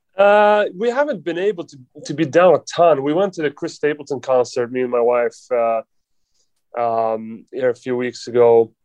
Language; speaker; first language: English; non-native, fluent; Swedish